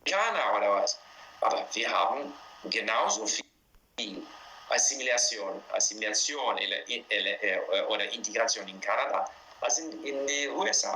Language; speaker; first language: German; non-native, fluent; English